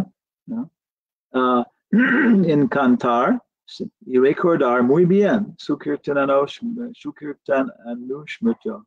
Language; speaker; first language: Spanish; non-native, learner; English